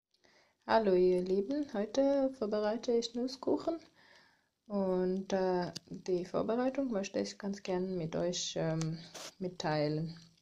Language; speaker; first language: German; non-native, learner; Armenian